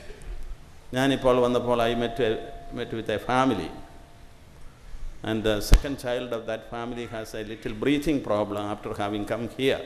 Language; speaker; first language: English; non-native, local second language; Malayalam